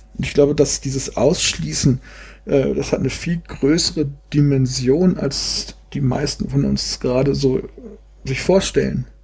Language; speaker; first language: German; native; German